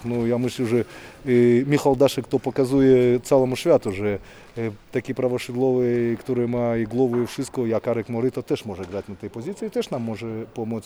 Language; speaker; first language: Polish; non-native, fluent; Russian